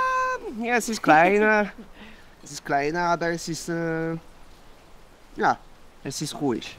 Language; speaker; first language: German; non-native, learner; French